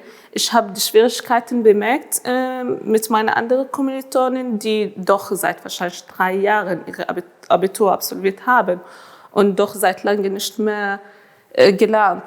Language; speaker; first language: German; non-native, fluent; Arabic